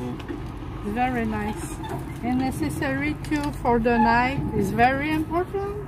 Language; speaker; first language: English; non-native, learner; French